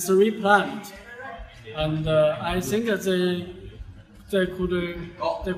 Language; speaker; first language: English; non-native, learner; Chinese